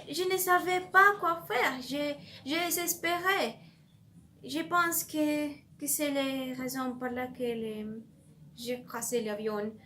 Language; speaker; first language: French; non-native, learner; Spanish